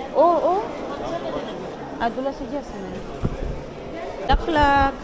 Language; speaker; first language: Turkish; non-native, learner; Filipino